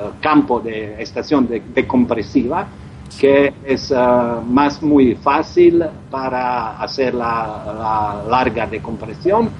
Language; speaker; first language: Spanish; non-native, learner; Croatian